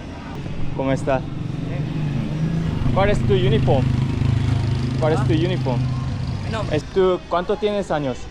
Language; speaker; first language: Spanish; non-native, learner; Korean